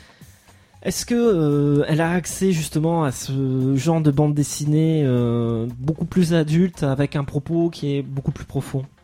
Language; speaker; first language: French; native; French